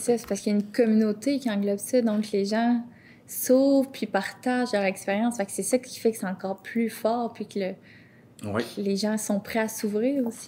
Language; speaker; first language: French; native; French